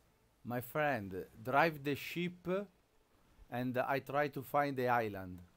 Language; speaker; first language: English; non-native, learner; Italian